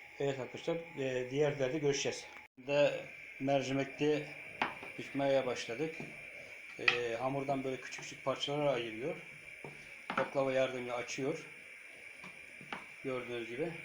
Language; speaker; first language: Turkish; native; Turkish